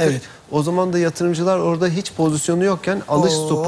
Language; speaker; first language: Turkish; native; Turkish